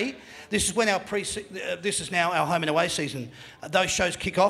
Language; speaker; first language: English; native; English